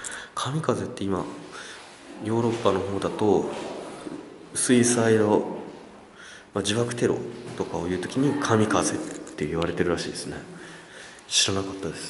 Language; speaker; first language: Japanese; native; Japanese